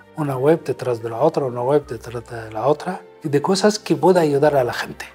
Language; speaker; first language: Spanish; non-native, fluent; Arabic